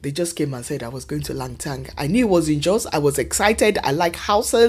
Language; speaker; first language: English; non-native, local second language; Yoruba